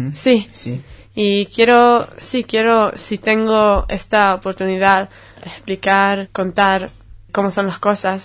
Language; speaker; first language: Spanish; non-native, fluent; Hebrew